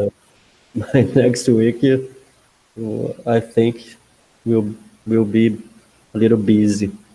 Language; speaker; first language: English; non-native, learner; Portuguese